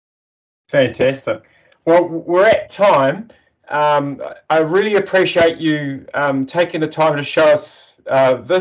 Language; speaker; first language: English; native; English